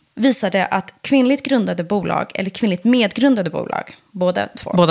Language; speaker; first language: Swedish; early bilingual, other home language; Persian